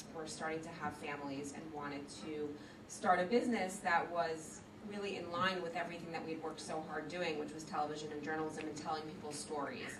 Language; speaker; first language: English; native; English